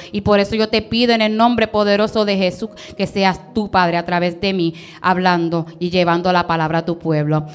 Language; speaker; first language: Spanish; early bilingual, heritage; Spanish